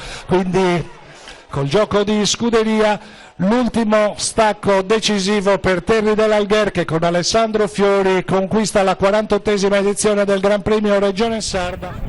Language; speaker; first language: Italian; native; Italian